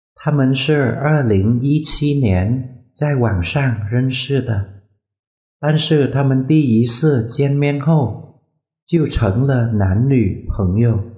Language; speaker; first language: Chinese; non-native, learner; Vietnamese